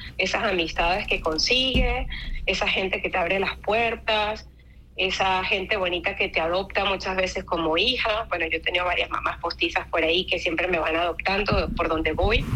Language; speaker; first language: Spanish; native; Spanish